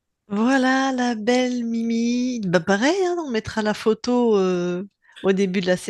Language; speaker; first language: French; native; French